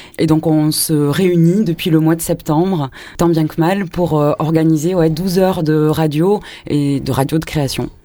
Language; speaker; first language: French; native; French